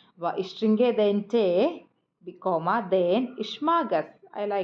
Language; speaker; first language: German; non-native, learner; Malayalam